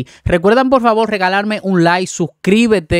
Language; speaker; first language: Spanish; native; Spanish